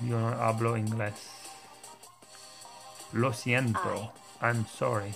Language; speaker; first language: Spanish; non-native, learner; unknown